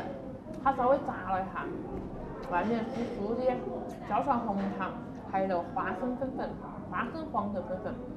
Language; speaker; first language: Chinese; native; Chinese